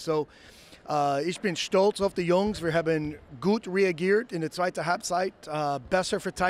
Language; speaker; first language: German; non-native, learner; English